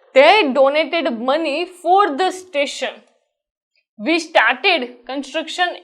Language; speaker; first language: English; non-native, local second language; Gujarati